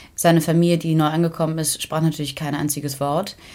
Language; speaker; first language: German; native; German